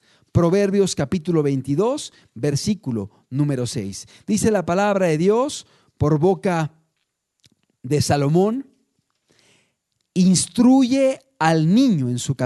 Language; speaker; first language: Spanish; native; Spanish